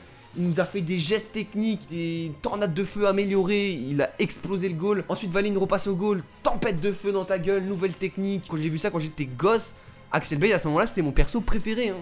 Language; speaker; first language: French; native; French